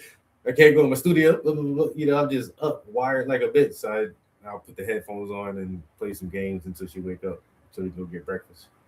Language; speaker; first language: English; native; English